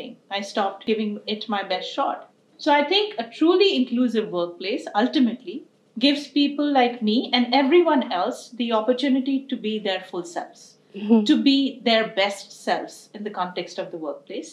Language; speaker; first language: English; non-native, local second language; Hindi